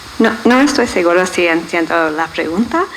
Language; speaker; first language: Spanish; non-native, fluent; English